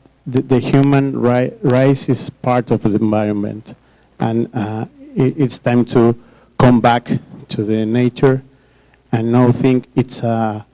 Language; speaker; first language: English; non-native, learner; Spanish